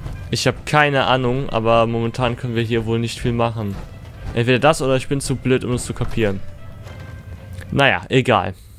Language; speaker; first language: German; native; German